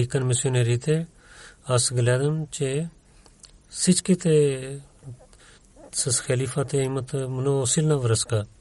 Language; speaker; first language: Bulgarian; non-native, learner; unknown